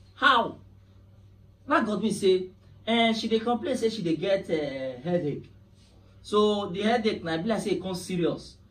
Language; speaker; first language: Nigerian Pidgin; native; Nigerian Pidgin